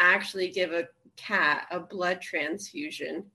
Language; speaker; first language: English; native; English